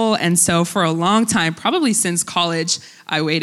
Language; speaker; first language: English; early bilingual, other home language; Russian